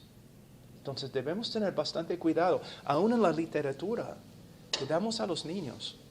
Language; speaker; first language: Spanish; non-native, fluent; English